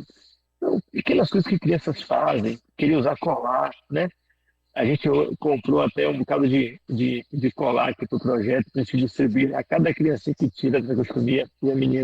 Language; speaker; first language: Portuguese; native; Portuguese